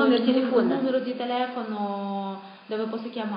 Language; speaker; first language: Italian; non-native, fluent; Russian